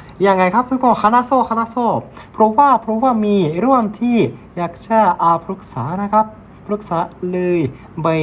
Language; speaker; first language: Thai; non-native, learner; Japanese